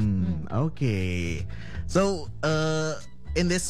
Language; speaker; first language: English; non-native, fluent; Indonesian